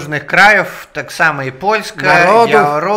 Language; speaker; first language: Polish; non-native, learner; Russian